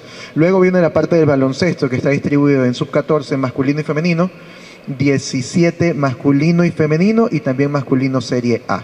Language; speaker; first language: Spanish; native; Spanish